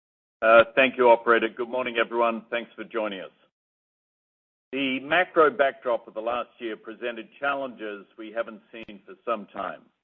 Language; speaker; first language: English; native; English